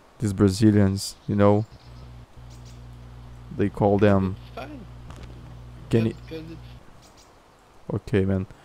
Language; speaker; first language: English; non-native, fluent; Portuguese